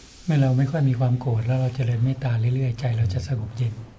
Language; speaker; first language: Thai; native; Thai